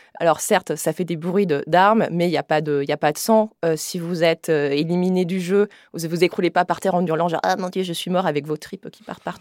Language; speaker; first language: French; native; French